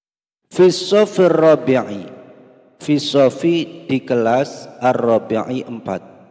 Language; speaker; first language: Arabic; non-native, fluent; Indonesian